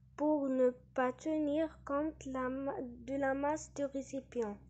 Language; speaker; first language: French; non-native, local second language; Arabic